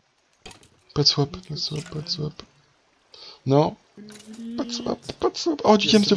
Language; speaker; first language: French; native; French